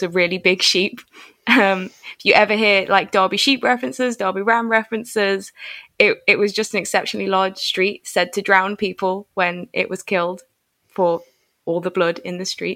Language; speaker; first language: English; native; English